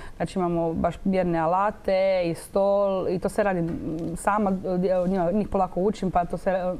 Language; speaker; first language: Croatian; native; Croatian